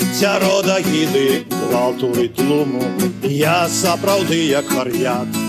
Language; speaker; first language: Belarusian; native; Belarusian